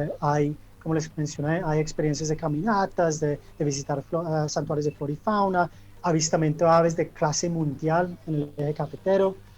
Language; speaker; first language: Spanish; early bilingual, heritage; Spanish